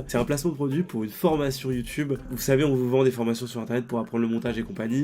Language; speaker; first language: French; native; French